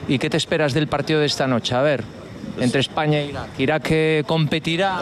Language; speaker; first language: Spanish; native; Spanish